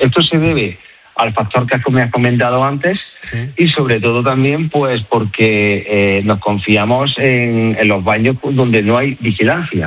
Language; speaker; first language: Spanish; native; Spanish